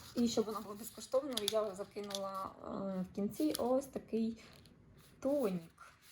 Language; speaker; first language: Ukrainian; non-native, local second language; Russian